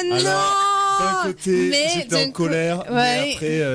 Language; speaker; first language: French; native; French